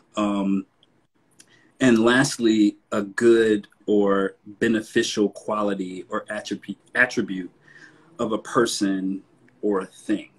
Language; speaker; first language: English; native; English